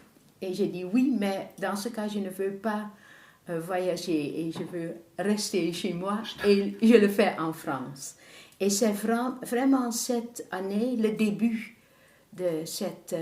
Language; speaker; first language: French; non-native, fluent; Dutch